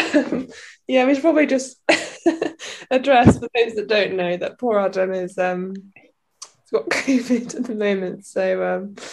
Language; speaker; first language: English; native; English